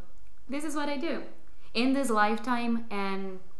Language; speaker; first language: English; non-native, fluent; Portuguese